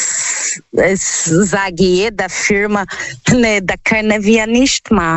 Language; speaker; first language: German; non-native, fluent; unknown